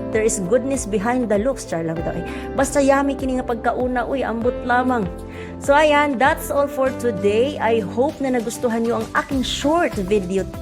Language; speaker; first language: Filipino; non-native, local second language; Cebuano